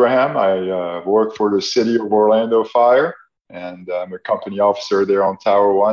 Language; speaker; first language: English; non-native, fluent; French